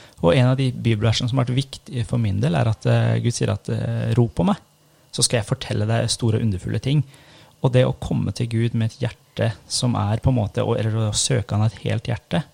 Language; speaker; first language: Norwegian; early bilingual, other home language; Persian